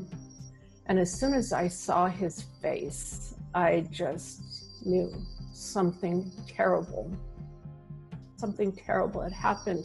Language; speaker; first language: English; native; English